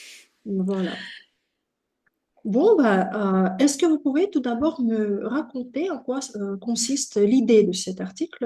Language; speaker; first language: French; non-native, fluent; Russian